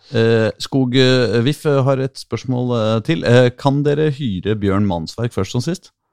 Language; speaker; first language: Norwegian; native; Norwegian